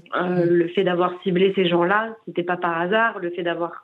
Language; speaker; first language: French; native; French